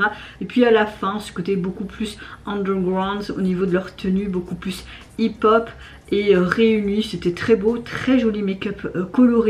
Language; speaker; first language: French; native; French